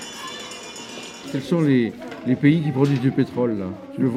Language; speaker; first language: French; native; French